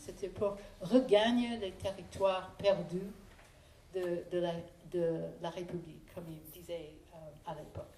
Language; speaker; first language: French; non-native, fluent; English